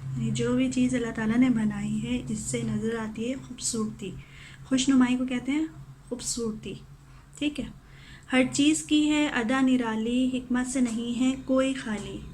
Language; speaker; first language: Urdu; native; Urdu